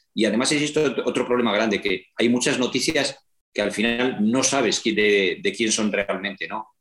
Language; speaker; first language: Spanish; native; Spanish